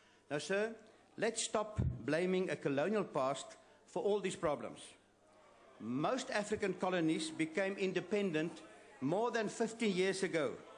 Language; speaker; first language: English; non-native, local second language; Afrikaans